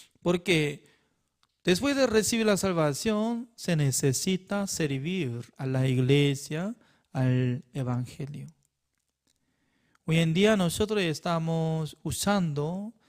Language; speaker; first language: Spanish; non-native, fluent; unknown